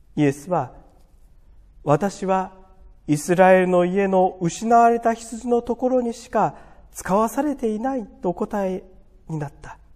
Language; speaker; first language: Japanese; native; Japanese